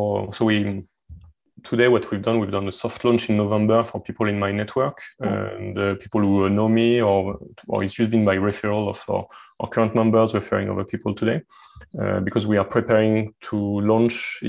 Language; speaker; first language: English; non-native, fluent; French